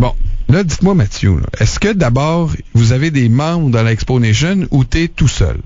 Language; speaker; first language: French; native; French